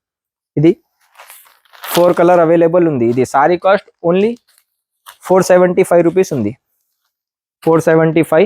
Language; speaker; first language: Telugu; non-native, local second language; Urdu